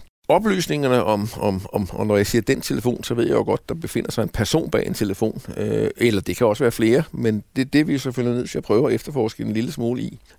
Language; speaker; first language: Danish; native; Danish